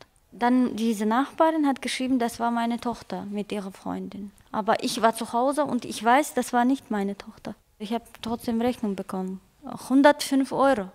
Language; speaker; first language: German; non-native, learner; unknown